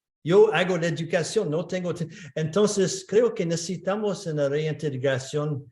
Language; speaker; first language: Spanish; non-native, fluent; English